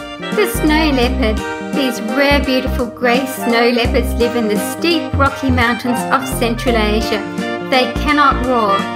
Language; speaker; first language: English; native; English